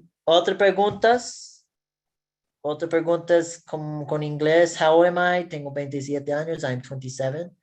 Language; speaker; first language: Spanish; non-native, learner; English